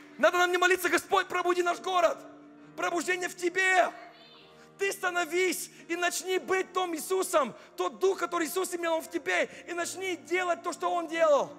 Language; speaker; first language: Russian; non-native, fluent; English